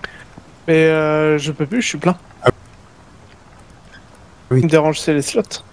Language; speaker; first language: French; native; French